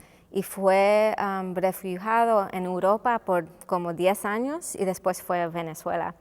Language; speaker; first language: Spanish; non-native, local second language; English